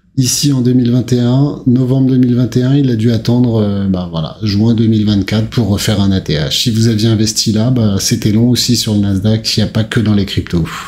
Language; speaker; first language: French; native; French